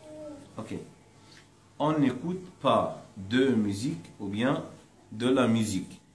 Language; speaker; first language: French; non-native, learner; Arabic